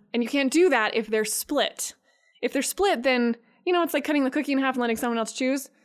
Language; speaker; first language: English; native; English